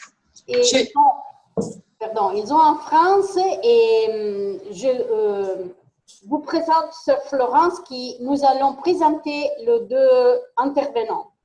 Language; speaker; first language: French; non-native, fluent; Italian